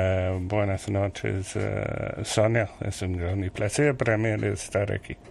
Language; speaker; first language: Spanish; non-native, learner; French